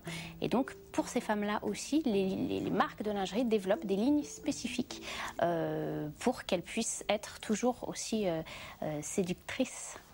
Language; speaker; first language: French; native; French